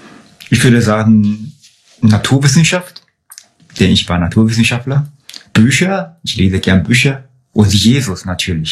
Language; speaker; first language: German; non-native, fluent; Chinese